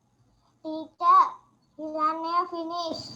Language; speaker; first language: English; non-native, learner; Sinhala